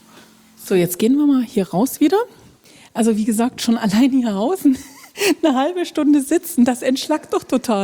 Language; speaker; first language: German; native; German